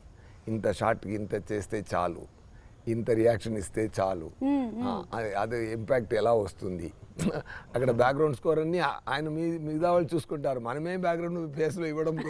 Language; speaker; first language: Telugu; non-native, learner; Tamil